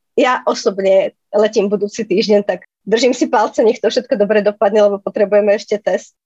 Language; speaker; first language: Slovak; native; Slovak